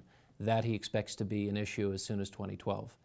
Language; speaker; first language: English; native; English